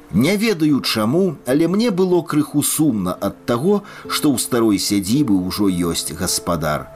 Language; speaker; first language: Belarusian; native; Belarusian